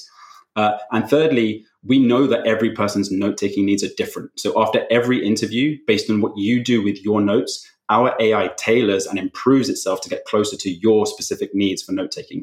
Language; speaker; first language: English; native; English